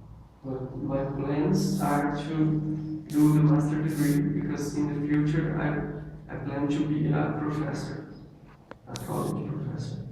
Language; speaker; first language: English; non-native, learner; Portuguese